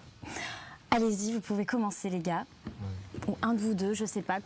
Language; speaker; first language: French; native; French